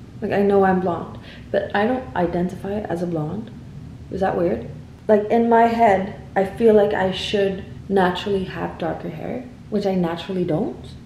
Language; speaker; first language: English; non-native, fluent; Swedish